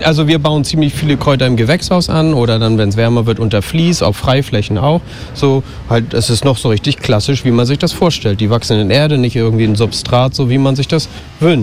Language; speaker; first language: German; native; German